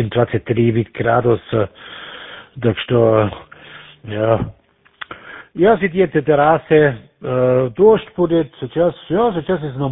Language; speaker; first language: Russian; non-native, learner; German